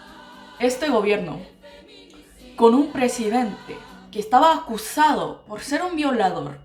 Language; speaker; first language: Spanish; non-native, local second language; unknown